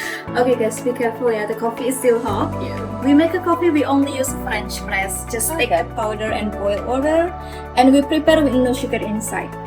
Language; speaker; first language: English; non-native, learner; Indonesian